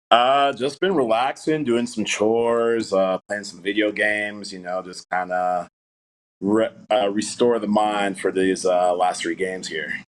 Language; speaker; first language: English; native; English